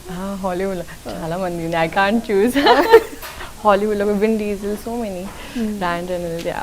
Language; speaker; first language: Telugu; non-native, local second language; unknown